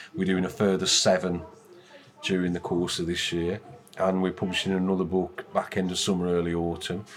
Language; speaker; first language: English; native; English